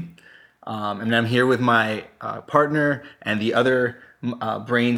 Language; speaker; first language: English; non-native, fluent; Spanish